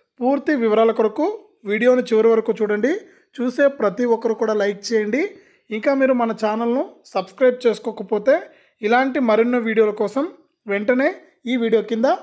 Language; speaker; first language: Telugu; native; Telugu